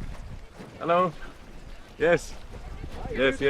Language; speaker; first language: English; non-native, fluent; Greek